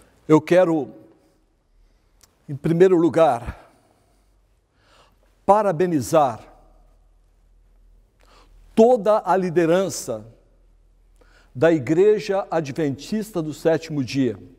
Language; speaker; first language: Portuguese; native; Portuguese